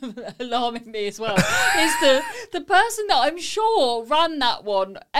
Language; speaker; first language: English; native; English